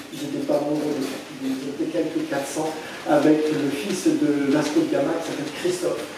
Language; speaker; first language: French; native; French